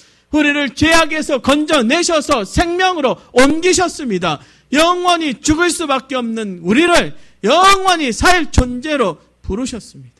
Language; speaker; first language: Korean; native; Korean